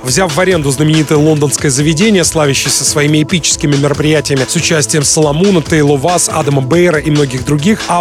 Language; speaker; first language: Russian; native; Russian